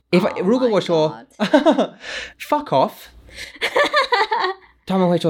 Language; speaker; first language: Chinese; non-native, learner; English